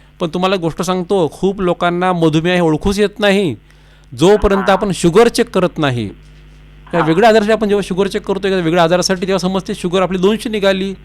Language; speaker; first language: Marathi; native; Marathi